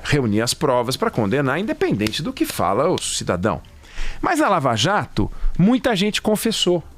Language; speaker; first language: Portuguese; native; Portuguese